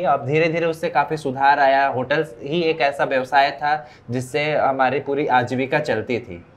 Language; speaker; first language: Hindi; native; Hindi